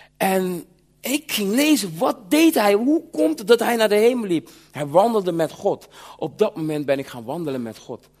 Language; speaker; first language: Dutch; early bilingual, other home language; Sranan Tongo